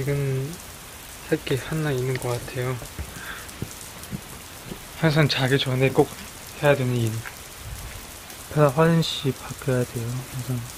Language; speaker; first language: Korean; non-native, learner; Chinese